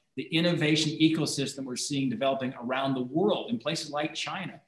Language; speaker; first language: English; native; English